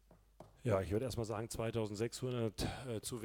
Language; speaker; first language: German; native; German